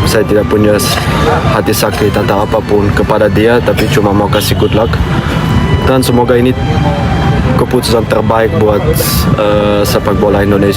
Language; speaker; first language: Indonesian; non-native, fluent; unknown